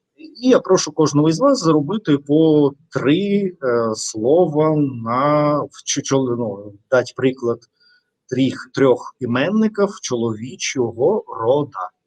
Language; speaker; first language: Ukrainian; non-native, local second language; Russian